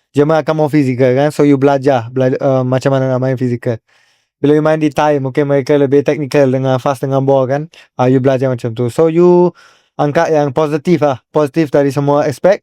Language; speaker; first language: Malay; native; Malay